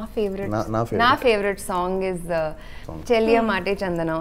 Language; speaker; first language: Telugu; non-native, learner; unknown